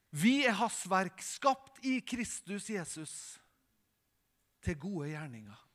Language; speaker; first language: Norwegian; native; Norwegian